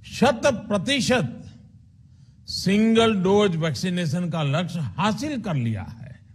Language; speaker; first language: Hindi; non-native, local second language; Gujarati